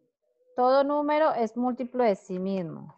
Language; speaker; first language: Spanish; native; Spanish